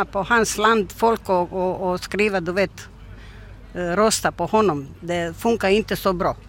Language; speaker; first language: Swedish; non-native, learner; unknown